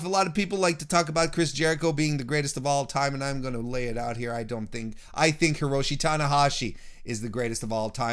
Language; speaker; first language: English; native; English